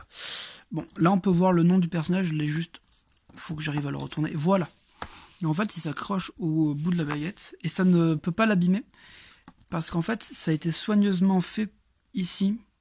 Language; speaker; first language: French; native; French